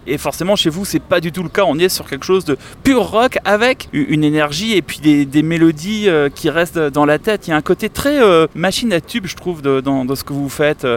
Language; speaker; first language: French; native; French